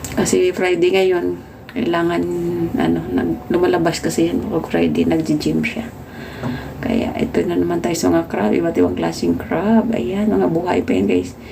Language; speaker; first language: Filipino; native; Filipino